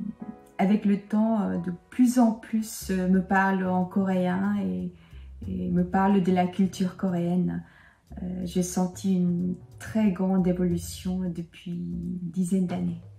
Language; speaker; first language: French; non-native, fluent; Korean